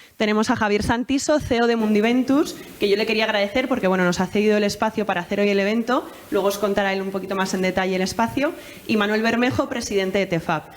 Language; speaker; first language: Spanish; native; Spanish